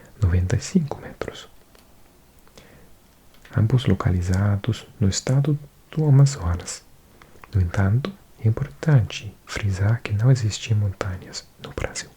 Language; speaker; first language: Portuguese; non-native, learner; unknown